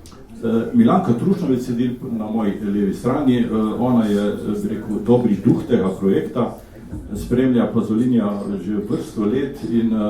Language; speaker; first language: Slovenian; native; Slovenian